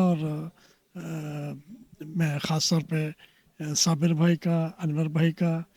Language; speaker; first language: Urdu; native; Urdu